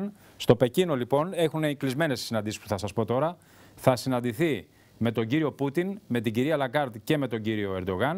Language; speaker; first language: Greek; native; Greek